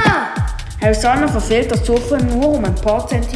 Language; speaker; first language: German; native; German